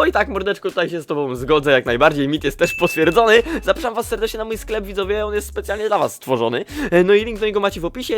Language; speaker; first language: Polish; native; Polish